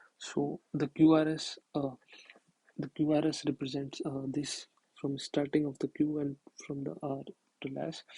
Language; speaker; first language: English; non-native, local second language; Hindi